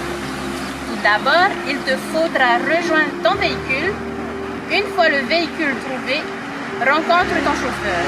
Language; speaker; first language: French; native; French